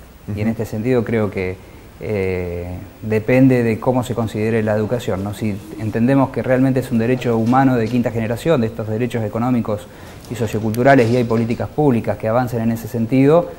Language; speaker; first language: Spanish; native; Spanish